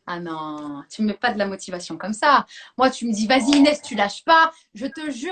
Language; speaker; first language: French; native; French